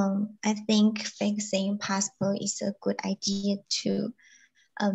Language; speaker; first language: English; non-native, learner; Chinese